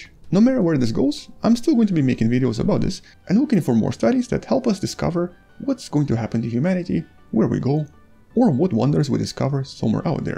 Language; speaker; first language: English; non-native, fluent; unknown